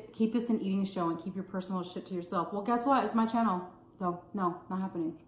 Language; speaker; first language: English; native; English